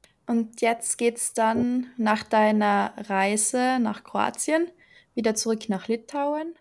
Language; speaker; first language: German; native; German